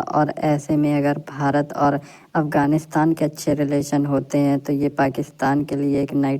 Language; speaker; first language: Hindi; native; Hindi